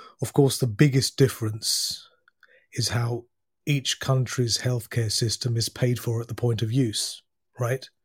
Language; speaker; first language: English; native; English